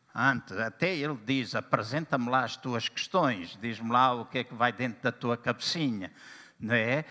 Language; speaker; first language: Portuguese; native; Portuguese